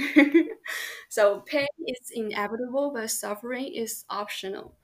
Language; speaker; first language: English; non-native, fluent; Chinese